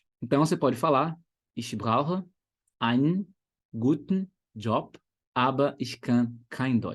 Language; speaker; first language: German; non-native, fluent; Portuguese